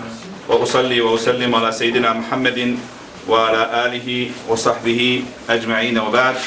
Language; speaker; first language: Arabic; non-native, fluent; Bosnian